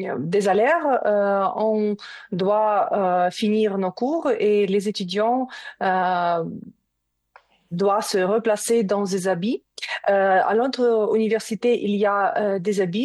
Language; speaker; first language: French; non-native, learner; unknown